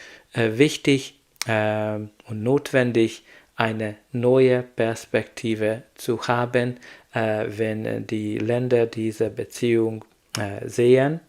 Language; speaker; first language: German; non-native, learner; Hungarian